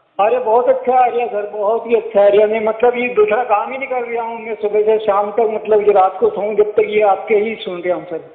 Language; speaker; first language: Hindi; native; Hindi